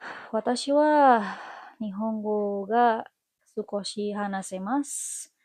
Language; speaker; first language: Japanese; non-native, learner; Indonesian